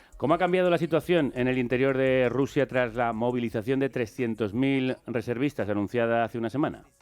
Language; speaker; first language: Spanish; native; Spanish